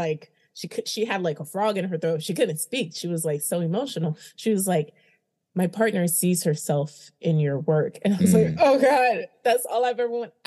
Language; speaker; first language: English; early bilingual, other home language; Haitian Creole